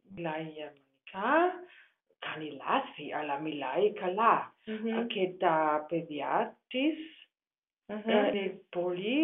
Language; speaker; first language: Greek; non-native, learner; German